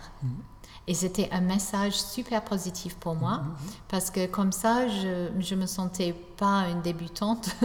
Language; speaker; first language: French; non-native, fluent; English